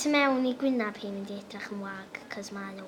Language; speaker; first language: Welsh; native; Welsh